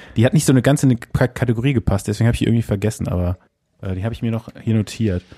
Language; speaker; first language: German; native; German